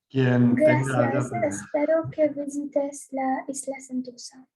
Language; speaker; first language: Spanish; non-native, learner; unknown